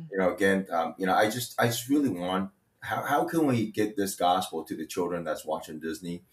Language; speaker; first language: English; early bilingual, other home language; Chinese